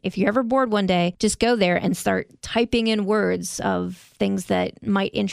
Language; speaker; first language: English; native; English